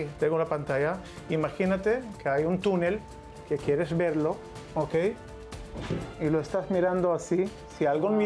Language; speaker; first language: Spanish; non-native, learner; Hebrew